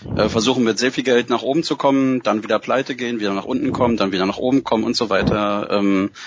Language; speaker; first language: German; native; German